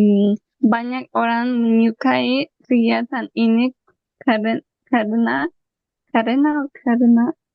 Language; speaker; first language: Indonesian; non-native, learner; Turkish